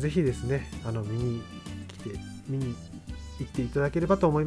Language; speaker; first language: Japanese; native; Japanese